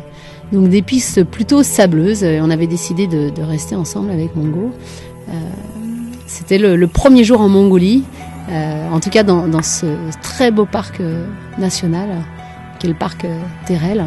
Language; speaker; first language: French; native; French